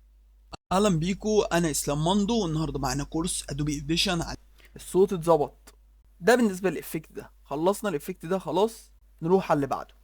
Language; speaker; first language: Arabic; native; Arabic